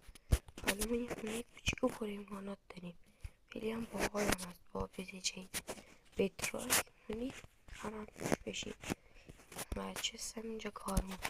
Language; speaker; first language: Persian; native; Persian